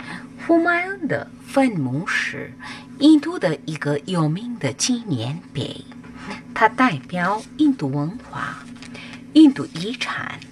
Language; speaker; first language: Chinese; non-native, fluent; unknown